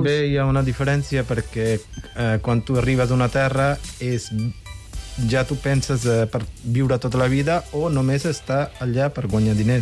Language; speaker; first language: Catalan; non-native, fluent; Punjabi